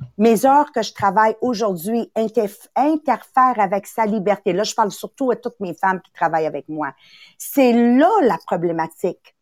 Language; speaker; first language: French; early bilingual, other home language; Italian